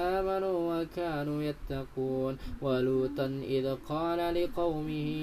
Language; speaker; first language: Arabic; non-native, learner; Indonesian